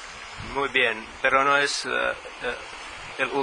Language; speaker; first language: Spanish; non-native, learner; Finnish